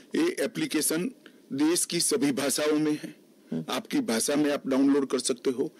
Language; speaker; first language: Hindi; non-native, local second language; Gujarati